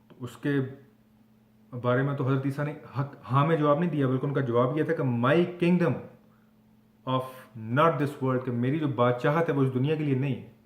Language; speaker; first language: Urdu; non-native, local second language; Punjabi